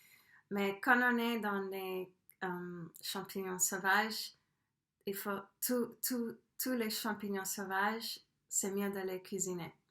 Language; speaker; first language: French; non-native, fluent; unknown